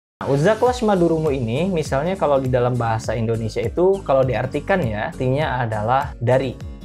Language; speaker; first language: Indonesian; native; Indonesian